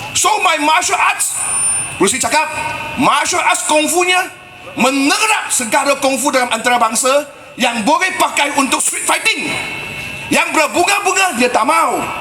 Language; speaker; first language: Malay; non-native, local second language; Chinese